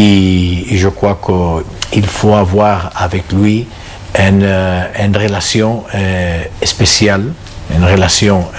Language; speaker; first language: French; non-native, fluent; Catalan